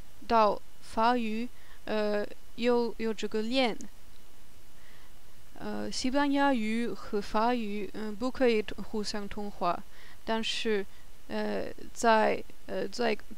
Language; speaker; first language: Chinese; non-native, learner; German